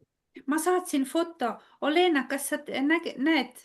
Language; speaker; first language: Estonian; non-native, fluent; Russian